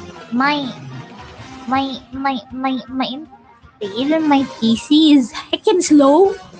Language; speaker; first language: English; non-native, fluent; Indonesian